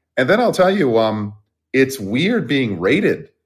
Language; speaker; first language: English; early bilingual, other home language; Persian